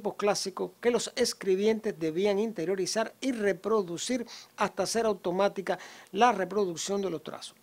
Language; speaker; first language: Spanish; native; Spanish